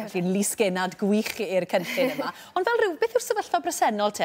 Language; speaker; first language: Welsh; native; Welsh